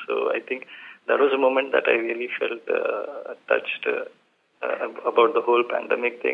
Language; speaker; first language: English; non-native, local second language; Malayalam